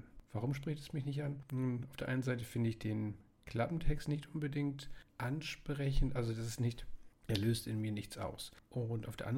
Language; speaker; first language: German; native; German